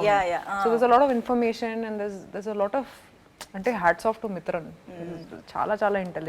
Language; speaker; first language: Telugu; non-native, learner; Hindi